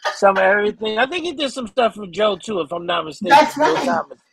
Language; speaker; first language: English; native; English